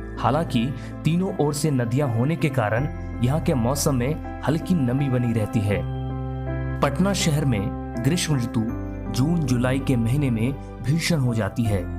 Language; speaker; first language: Hindi; native; Hindi